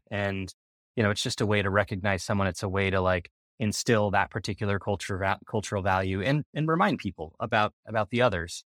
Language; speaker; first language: English; native; English